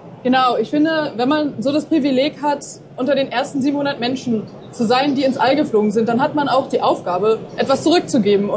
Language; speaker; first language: German; native; German